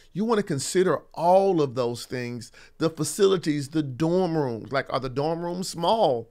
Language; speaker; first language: English; native; English